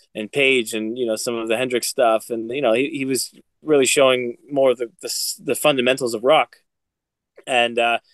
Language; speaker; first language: English; native; English